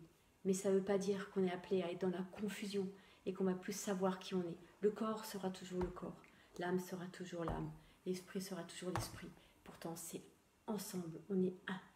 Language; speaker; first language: French; native; French